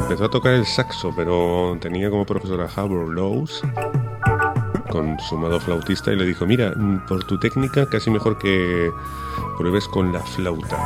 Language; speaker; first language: Spanish; native; Spanish